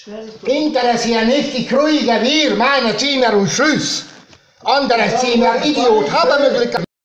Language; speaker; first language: German; non-native, learner; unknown